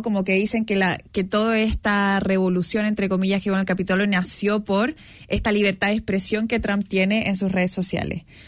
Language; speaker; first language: Spanish; native; Spanish